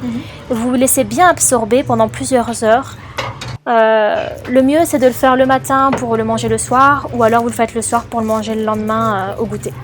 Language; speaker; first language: French; native; French